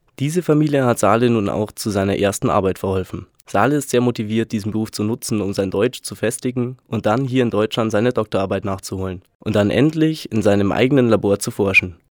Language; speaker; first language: German; native; German